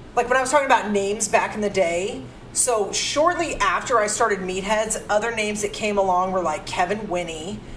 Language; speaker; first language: English; native; English